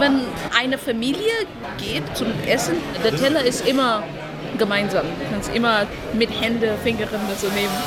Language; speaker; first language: German; non-native, learner; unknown